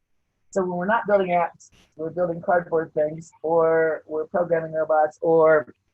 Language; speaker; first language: English; native; English